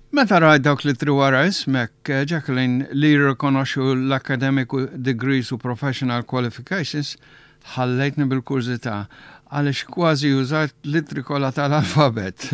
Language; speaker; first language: Maltese; early bilingual, heritage; Maltese